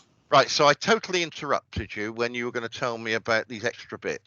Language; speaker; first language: English; native; English